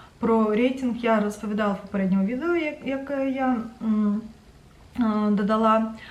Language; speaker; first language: Ukrainian; non-native, local second language; Russian